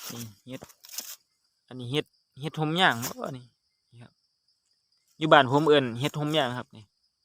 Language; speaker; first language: Thai; native; Thai